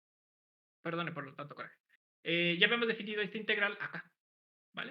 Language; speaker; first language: Spanish; native; Spanish